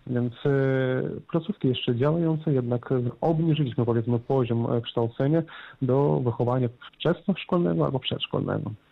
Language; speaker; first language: Polish; native; Polish